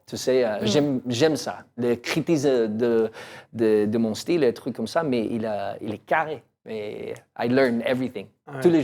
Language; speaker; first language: French; non-native, learner; English